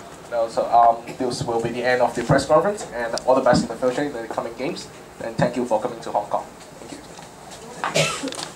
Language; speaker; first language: English; non-native, local second language; Cantonese